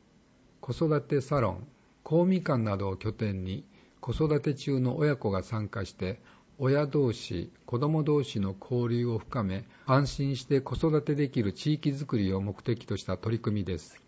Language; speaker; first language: Japanese; native; Japanese